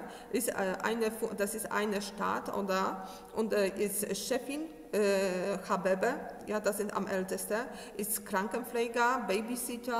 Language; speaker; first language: German; non-native, learner; Polish